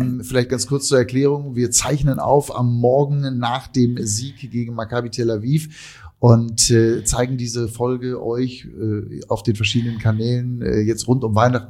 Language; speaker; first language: German; native; German